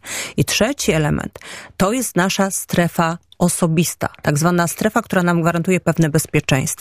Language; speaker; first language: Polish; native; Polish